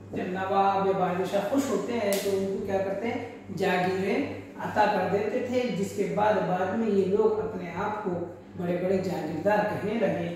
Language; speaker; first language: Urdu; native; Urdu